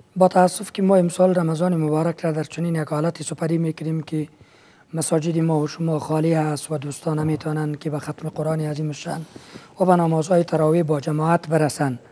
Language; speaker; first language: Persian; native; Persian